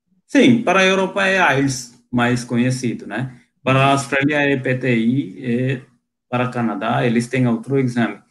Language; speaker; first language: Portuguese; non-native, local second language; Hindi